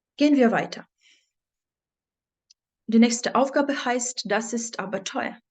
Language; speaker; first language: German; non-native, fluent; Ukrainian